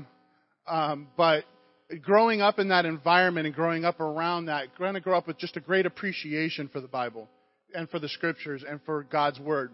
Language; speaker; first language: English; native; English